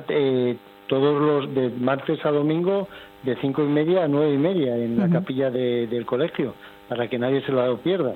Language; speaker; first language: Spanish; native; Spanish